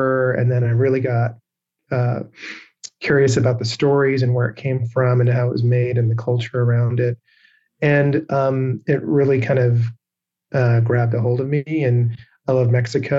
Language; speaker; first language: English; native; English